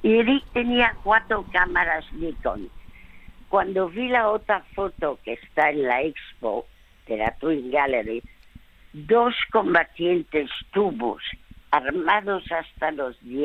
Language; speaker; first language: Spanish; early bilingual, other home language; French